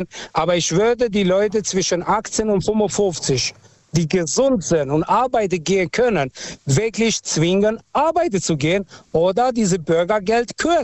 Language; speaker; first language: German; non-native, fluent; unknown